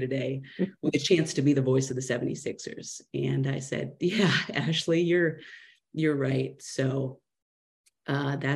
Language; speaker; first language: English; native; English